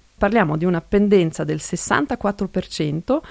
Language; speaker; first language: Italian; non-native, local second language; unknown